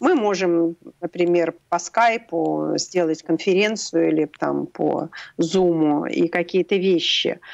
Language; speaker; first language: Russian; native; Russian